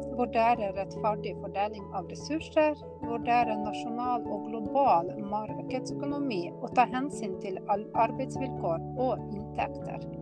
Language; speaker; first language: Norwegian; non-native, fluent; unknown